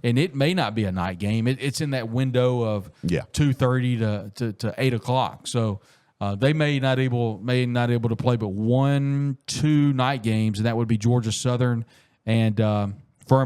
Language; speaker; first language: English; native; English